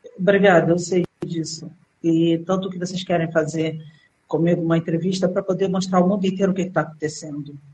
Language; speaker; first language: Portuguese; early bilingual, other home language; Arabic